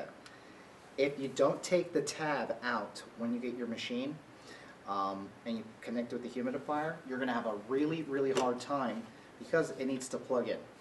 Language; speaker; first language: English; native; English